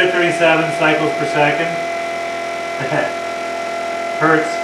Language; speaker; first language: English; native; English